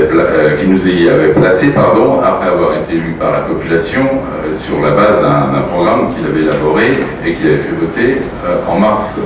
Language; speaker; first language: French; native; French